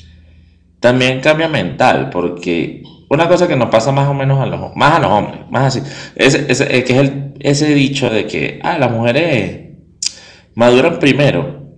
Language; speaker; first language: Spanish; native; Spanish